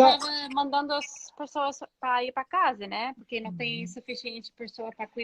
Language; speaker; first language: Portuguese; non-native, fluent; English